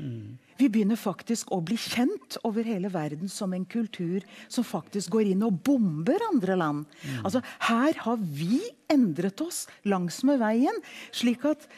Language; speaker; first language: Norwegian; early bilingual, heritage; Norwegian